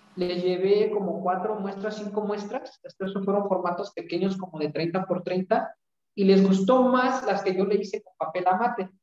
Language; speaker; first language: Spanish; native; Spanish